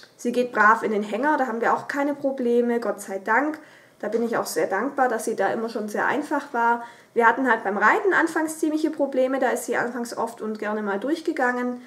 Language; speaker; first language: German; native; German